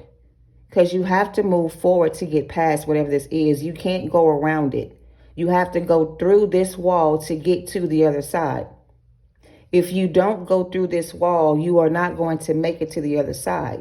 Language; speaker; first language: English; native; English